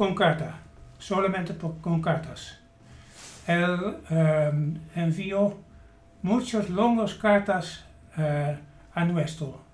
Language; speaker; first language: Spanish; non-native, learner; Dutch